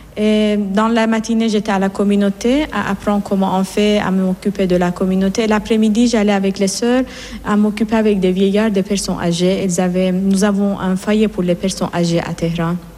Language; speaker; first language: French; non-native, fluent; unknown